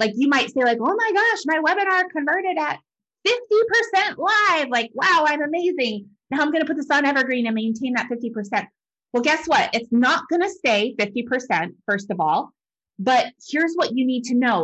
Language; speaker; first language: English; native; English